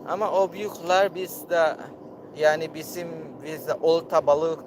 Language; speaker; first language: Turkish; non-native, learner; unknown